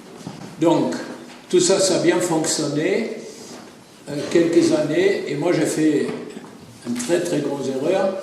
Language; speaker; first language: French; non-native, fluent; German